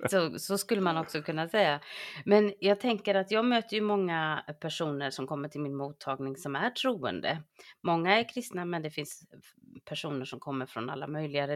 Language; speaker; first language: Swedish; native; Swedish